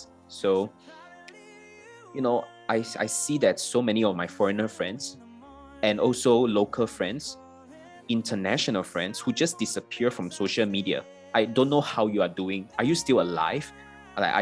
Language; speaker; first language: English; non-native, local second language; Chinese